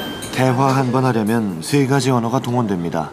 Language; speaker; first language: Korean; native; Korean